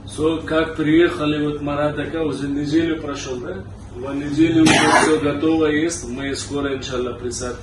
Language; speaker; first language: Russian; non-native, learner; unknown